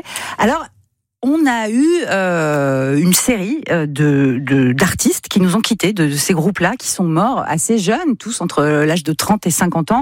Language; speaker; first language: French; native; French